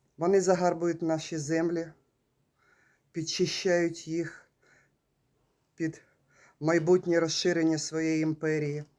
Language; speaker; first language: Ukrainian; native; Ukrainian